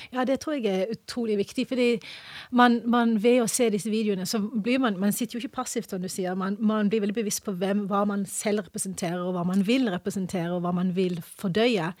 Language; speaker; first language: Norwegian; early bilingual, other home language; English